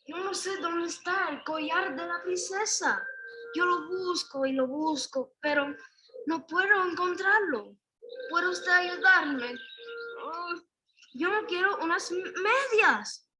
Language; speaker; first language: Spanish; non-native, learner; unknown